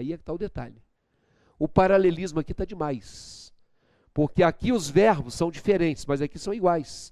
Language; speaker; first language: Portuguese; native; Portuguese